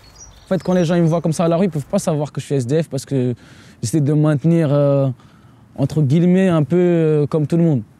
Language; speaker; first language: French; early bilingual, other home language; Portuguese